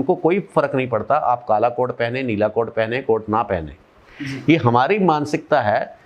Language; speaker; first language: Hindi; non-native, local second language; Punjabi